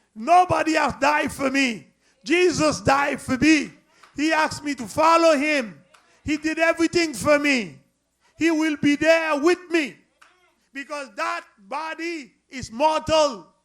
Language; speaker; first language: English; non-native, learner; Haitian Creole